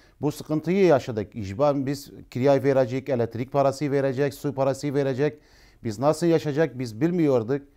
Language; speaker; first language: Turkish; non-native, learner; Arabic